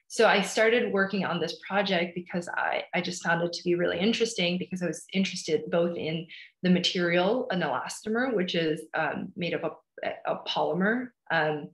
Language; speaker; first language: English; early bilingual, other home language; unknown